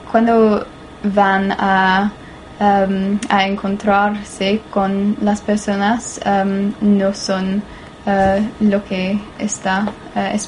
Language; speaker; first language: Spanish; non-native, learner; English